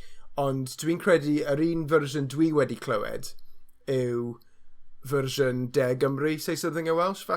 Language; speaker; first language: Welsh; non-native, learner; English